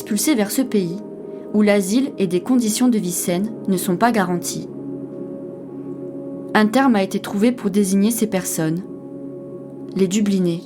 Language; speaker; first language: French; native; French